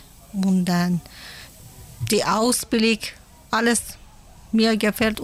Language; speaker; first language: German; non-native, learner; Persian